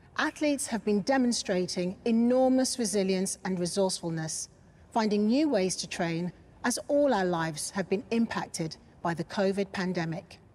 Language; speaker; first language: English; native; English